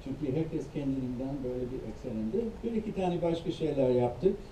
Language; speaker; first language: Turkish; non-native, fluent; English